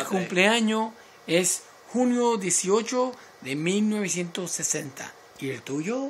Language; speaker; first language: Spanish; non-native, learner; English